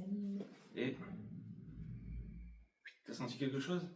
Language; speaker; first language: French; native; French